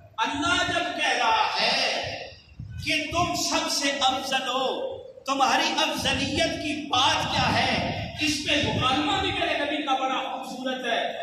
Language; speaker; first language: Urdu; non-native, local second language; Punjabi